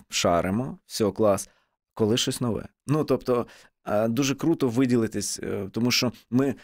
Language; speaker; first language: Ukrainian; non-native, local second language; Russian